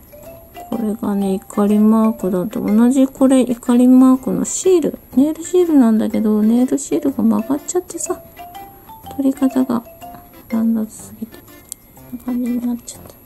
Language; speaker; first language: Japanese; native; Japanese